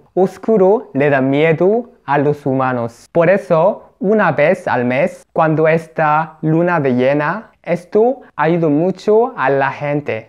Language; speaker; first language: Spanish; non-native, learner; Korean